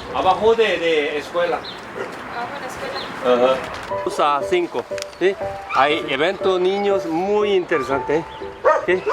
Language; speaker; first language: Spanish; non-native, learner; Korean